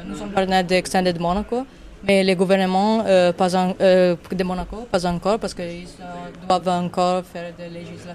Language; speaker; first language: French; non-native, fluent; Italian